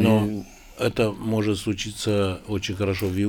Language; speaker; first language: Russian; non-native, fluent; Romanian